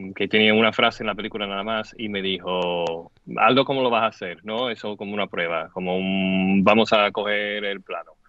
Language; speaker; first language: Spanish; non-native, fluent; English